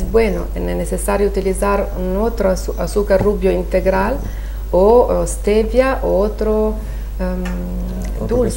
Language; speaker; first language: Spanish; non-native, learner; Italian